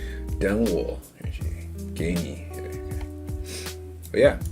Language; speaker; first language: Chinese; non-native, learner; English